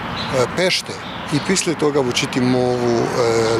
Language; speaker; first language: Ukrainian; non-native, learner; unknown